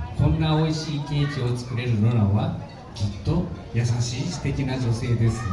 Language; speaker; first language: Japanese; non-native, learner; Filipino